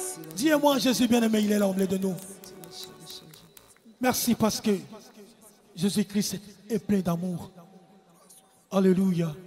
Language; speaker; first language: French; non-native, local second language; Lingala